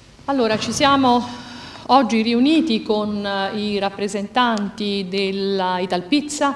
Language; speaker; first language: Italian; native; Italian